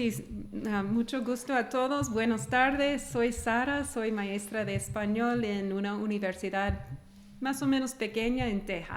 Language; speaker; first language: Spanish; non-native, fluent; English